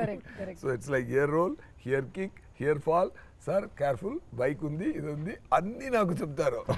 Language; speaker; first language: Telugu; non-native, fluent; Tamil